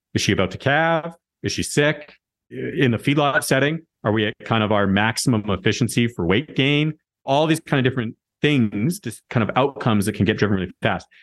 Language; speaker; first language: English; native; English